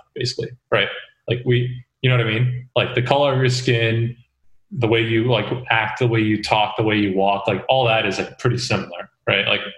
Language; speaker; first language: English; early bilingual, other home language; Korean